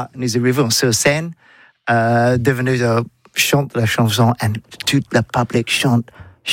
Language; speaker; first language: French; non-native, learner; English